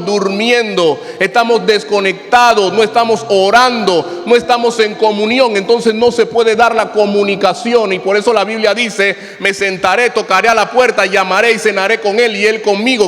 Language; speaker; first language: Spanish; native; Spanish